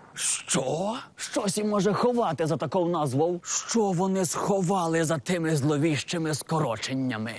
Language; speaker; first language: Ukrainian; early bilingual, heritage; Ukrainian